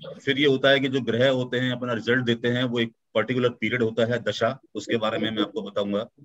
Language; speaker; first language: Hindi; native; Hindi